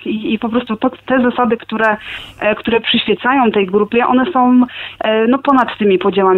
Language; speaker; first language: Polish; native; Polish